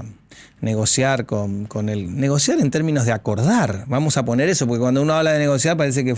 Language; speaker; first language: Spanish; native; Spanish